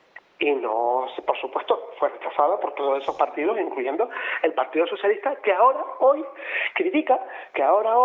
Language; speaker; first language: Spanish; native; Spanish